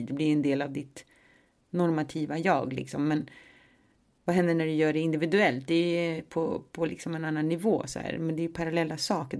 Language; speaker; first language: Swedish; native; Swedish